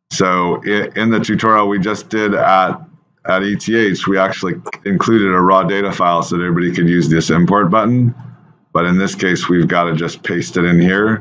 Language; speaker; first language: English; native; English